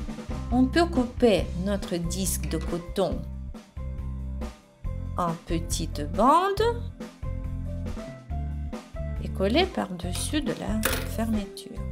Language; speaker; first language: French; non-native, fluent; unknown